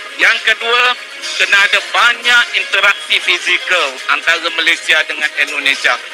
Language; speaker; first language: Malay; native; Malay